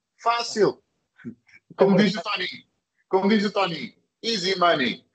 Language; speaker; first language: Portuguese; early bilingual, other home language; English